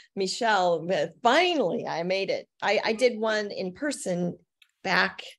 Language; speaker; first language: English; native; English